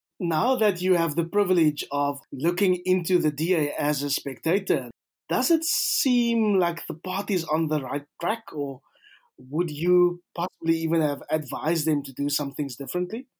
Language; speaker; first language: English; non-native, local second language; Afrikaans